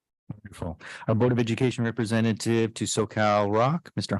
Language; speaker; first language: English; native; English